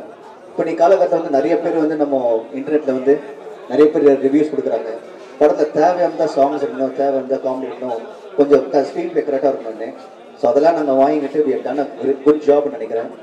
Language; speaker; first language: Tamil; native; Tamil